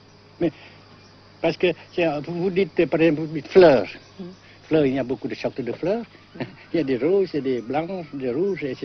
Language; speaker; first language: French; non-native, local second language; Vietnamese